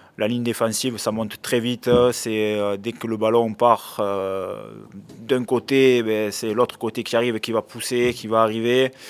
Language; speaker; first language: French; native; French